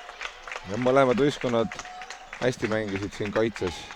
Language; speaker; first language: Estonian; native; Estonian